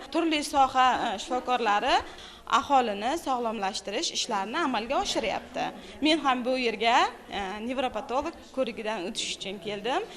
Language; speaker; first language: Uzbek; non-native, local second language; Kara-Kalpak